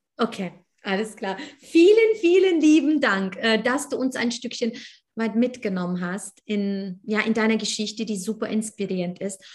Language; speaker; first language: German; native; German